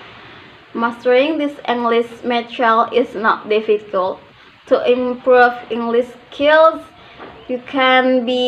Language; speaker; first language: English; non-native, learner; Indonesian